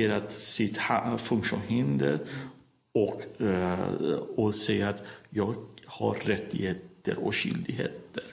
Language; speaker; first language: Swedish; non-native, learner; Persian